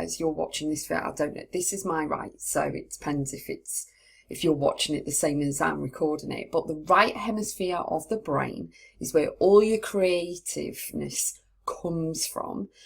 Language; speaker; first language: English; native; English